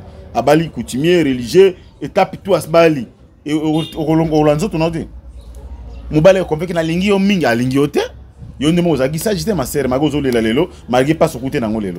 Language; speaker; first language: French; non-native, local second language; Lingala